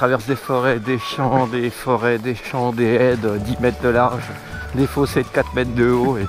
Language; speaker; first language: French; native; French